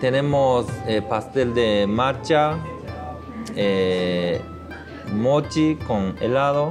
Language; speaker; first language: Spanish; non-native, fluent; Japanese